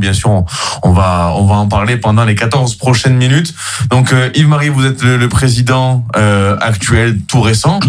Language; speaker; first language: French; native; French